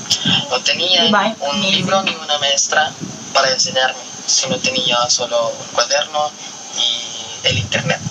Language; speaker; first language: Spanish; non-native, learner; Filipino